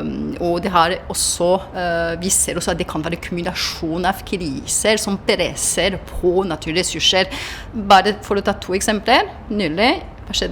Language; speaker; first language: Norwegian; non-native, fluent; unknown